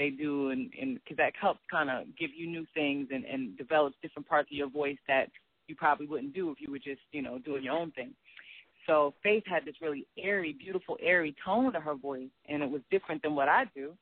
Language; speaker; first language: English; native; English